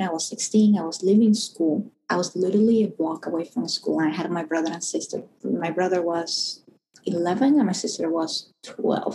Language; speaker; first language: English; non-native, fluent; Spanish